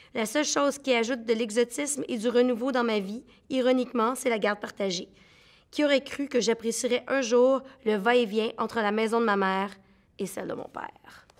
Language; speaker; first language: French; native; French